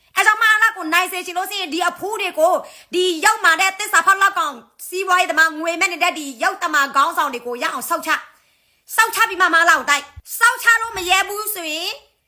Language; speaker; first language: Burmese; non-native, local second language; S'gaw Karen